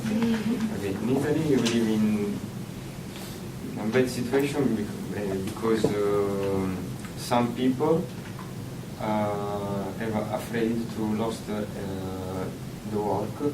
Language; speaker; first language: English; non-native, learner; Italian